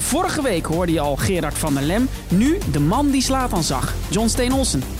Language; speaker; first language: Dutch; native; Dutch